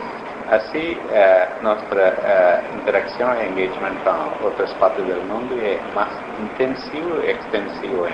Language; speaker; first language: Spanish; non-native, learner; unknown